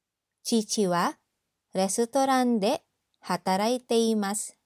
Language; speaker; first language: Japanese; non-native, fluent; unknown